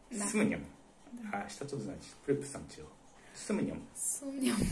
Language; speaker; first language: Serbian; non-native, learner; Japanese